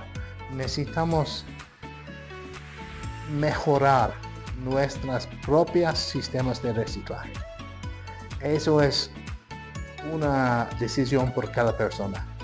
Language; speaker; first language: Spanish; non-native, fluent; English